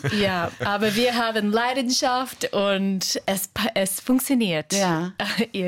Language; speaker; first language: German; non-native, fluent; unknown